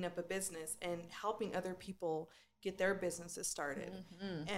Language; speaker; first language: English; native; English